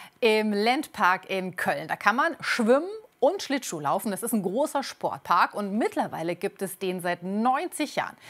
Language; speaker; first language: German; native; German